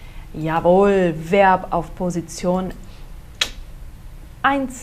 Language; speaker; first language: German; non-native, fluent; Portuguese